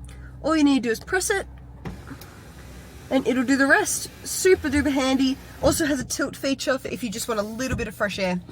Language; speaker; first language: English; native; English